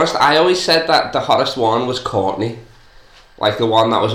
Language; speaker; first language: English; native; English